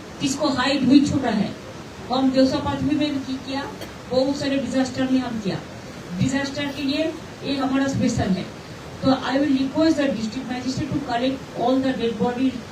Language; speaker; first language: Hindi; non-native, local second language; Bangla